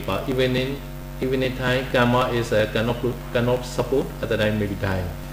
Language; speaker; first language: English; non-native, learner; Burmese